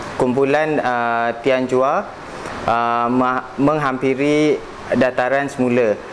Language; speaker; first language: Malay; native; Malay